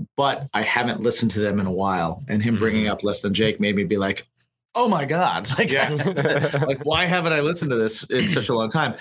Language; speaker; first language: English; native; English